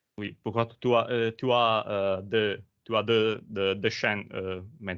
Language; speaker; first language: French; non-native, learner; Italian